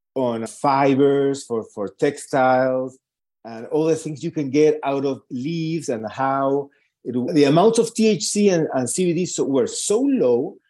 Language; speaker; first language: English; non-native, fluent; Spanish